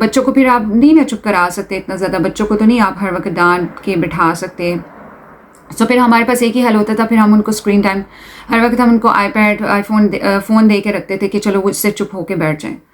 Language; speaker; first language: Urdu; native; Urdu